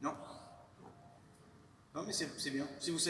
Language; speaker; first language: French; native; French